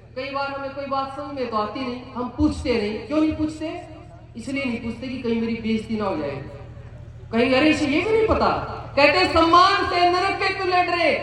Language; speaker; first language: Hindi; native; Hindi